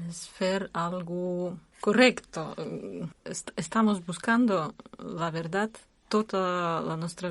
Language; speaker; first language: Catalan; non-native, learner; Russian